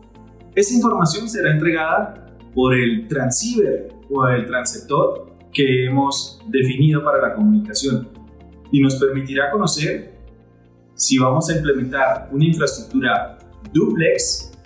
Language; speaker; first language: Spanish; native; Spanish